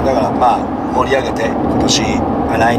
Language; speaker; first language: Japanese; native; Japanese